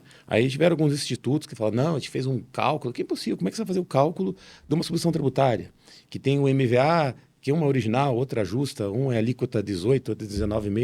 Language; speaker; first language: Portuguese; native; Portuguese